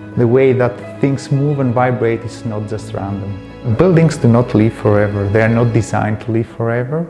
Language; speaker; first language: English; non-native, fluent; Greek